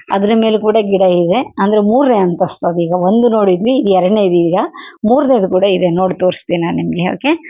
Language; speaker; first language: Kannada; non-native, local second language; Telugu